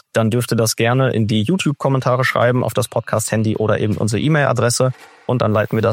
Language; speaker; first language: German; native; German